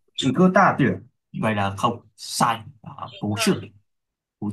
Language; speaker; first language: Chinese; non-native, learner; Vietnamese